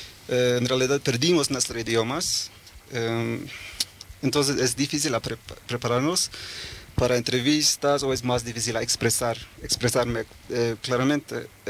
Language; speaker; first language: Spanish; early bilingual, heritage; Norwegian